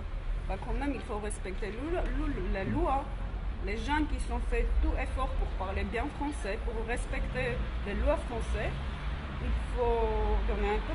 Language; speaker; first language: French; non-native, learner; Armenian